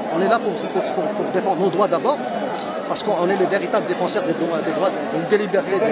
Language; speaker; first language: French; non-native, local second language; Arabic